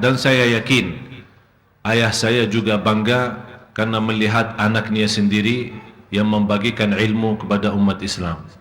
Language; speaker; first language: Indonesian; non-native, fluent; Arabic